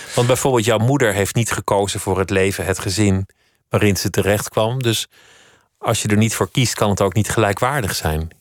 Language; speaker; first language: Dutch; native; Dutch